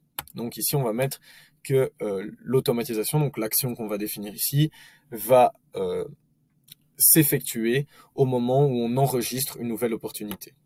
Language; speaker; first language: French; native; French